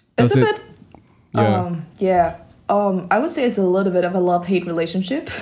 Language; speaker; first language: English; non-native, fluent; Vietnamese